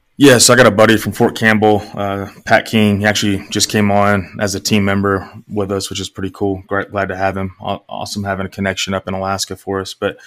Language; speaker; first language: English; native; English